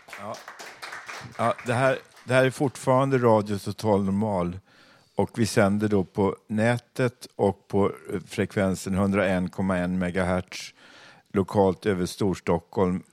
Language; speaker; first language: Swedish; native; Swedish